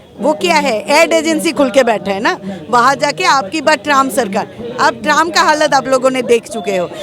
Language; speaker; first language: Hindi; non-native, local second language; Bangla